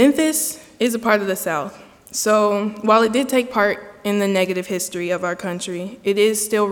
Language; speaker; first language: English; native; English